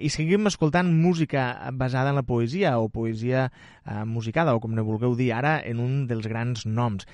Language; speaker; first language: Catalan; native; Catalan